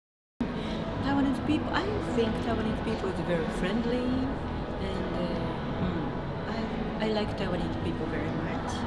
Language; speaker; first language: English; non-native, learner; Japanese